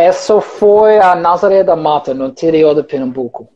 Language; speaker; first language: Portuguese; non-native, learner; English